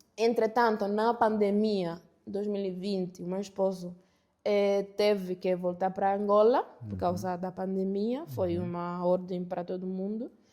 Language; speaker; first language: Portuguese; non-native, fluent; Spanish